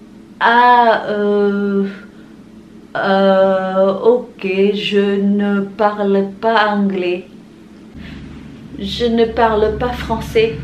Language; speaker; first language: French; non-native, fluent; Indonesian